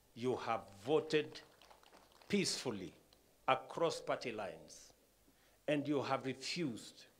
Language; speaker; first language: English; non-native, local second language; Kalenjin